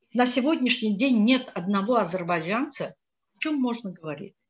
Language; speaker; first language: Russian; non-native, local second language; Azerbaijani